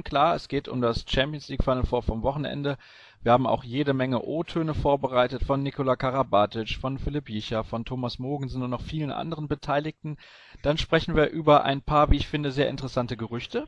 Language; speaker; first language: German; native; German